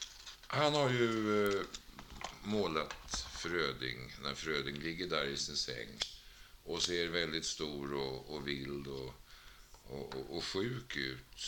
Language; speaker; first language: Swedish; native; Swedish